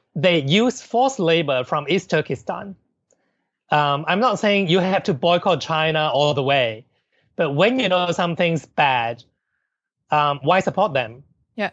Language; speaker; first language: English; non-native, local second language; Cantonese